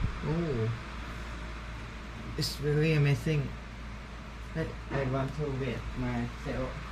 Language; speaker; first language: English; non-native, learner; Thai